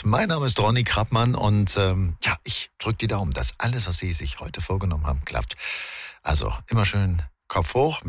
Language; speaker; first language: German; native; German